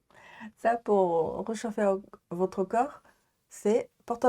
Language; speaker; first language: French; non-native, learner; Japanese